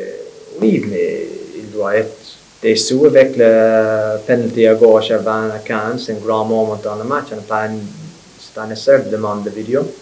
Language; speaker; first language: French; non-native, fluent; English